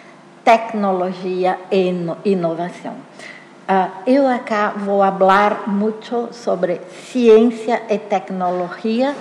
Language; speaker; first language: Spanish; non-native, fluent; Portuguese